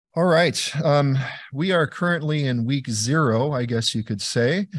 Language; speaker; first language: English; native; English